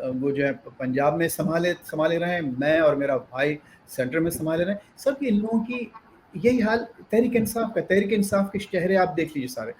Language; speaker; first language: Urdu; native; Urdu